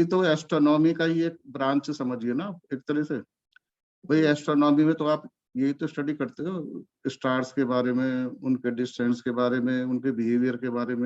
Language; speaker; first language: Hindi; native; Hindi